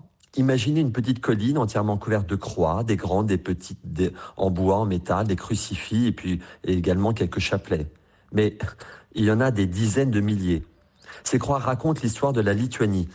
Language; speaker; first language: French; native; French